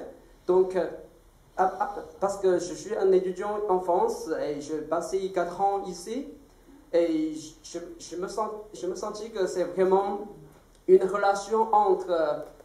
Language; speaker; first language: French; non-native, fluent; Chinese